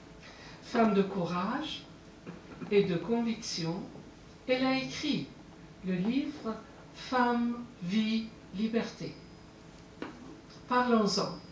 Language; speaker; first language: French; non-native, fluent; Persian